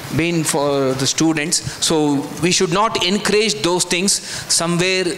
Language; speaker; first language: English; non-native, local second language; Kannada